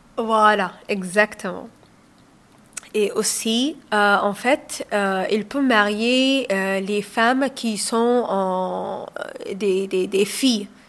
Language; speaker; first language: French; non-native, learner; Somali